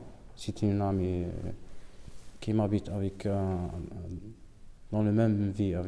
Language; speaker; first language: French; non-native, local second language; Arabic